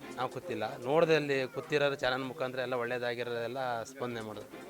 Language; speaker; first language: Kannada; native; Kannada